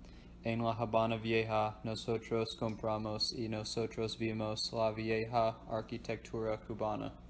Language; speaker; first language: Spanish; non-native, learner; English